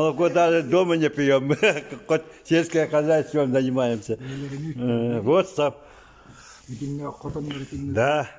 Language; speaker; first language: Russian; non-native, local second language; Yakut